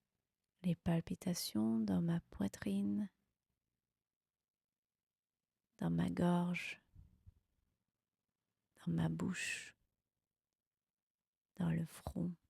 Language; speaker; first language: French; non-native, fluent; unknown